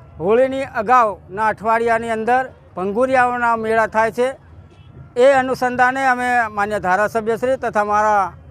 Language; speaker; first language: Gujarati; non-native, local second language; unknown